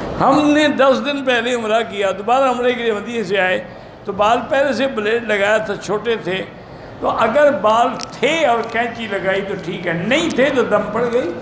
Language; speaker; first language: Urdu; non-native, local second language; Punjabi